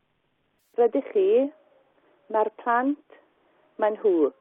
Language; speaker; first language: Welsh; non-native, learner; English